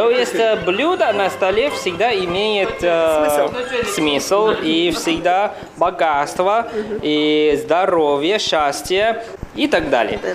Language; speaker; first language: Russian; non-native, learner; Chinese